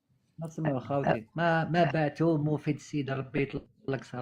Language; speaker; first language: Arabic; native; Arabic